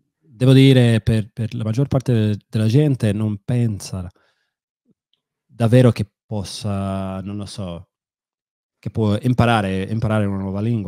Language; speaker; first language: Italian; non-native, fluent; English